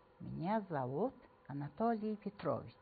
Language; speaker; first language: Russian; non-native, fluent; Mongolian